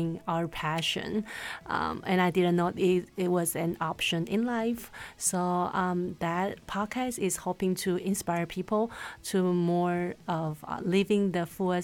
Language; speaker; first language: English; non-native, fluent; Chinese